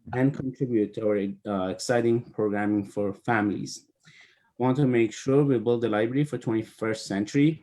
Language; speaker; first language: English; non-native, fluent; Persian